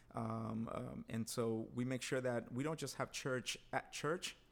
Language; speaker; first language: English; early bilingual, other home language; Spanish